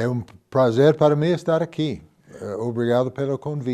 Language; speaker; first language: Portuguese; non-native, fluent; English